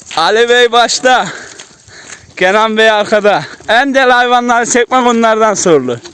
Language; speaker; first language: Turkish; native; Turkish